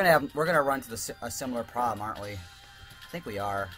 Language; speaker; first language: English; native; English